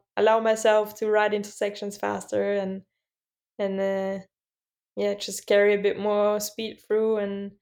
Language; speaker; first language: English; non-native, fluent; German